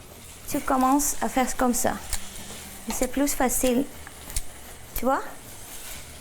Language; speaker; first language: French; non-native, fluent; Spanish